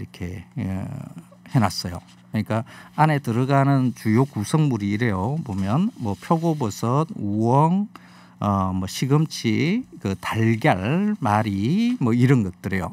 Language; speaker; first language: Korean; native; Korean